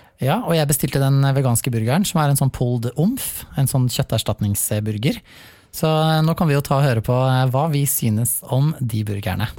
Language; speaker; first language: Norwegian; native; Norwegian